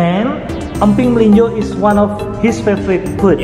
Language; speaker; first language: English; non-native, learner; Indonesian